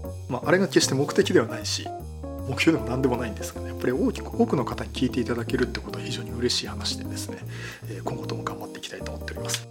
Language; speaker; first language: Japanese; native; Japanese